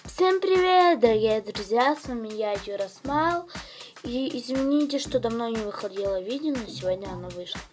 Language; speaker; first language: Russian; non-native, local second language; Ukrainian